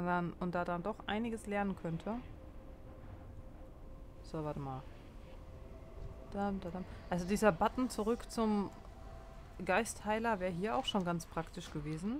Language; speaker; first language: German; native; German